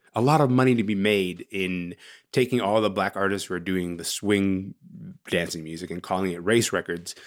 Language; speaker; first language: English; early bilingual, other home language; Arabic